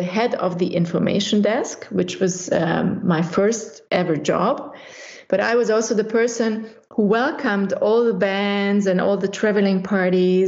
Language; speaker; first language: English; non-native, fluent; German